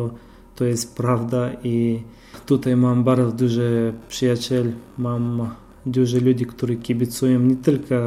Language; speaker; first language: Polish; non-native, fluent; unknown